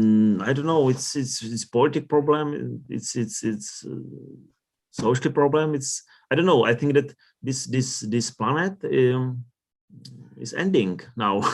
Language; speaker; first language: English; non-native, learner; Czech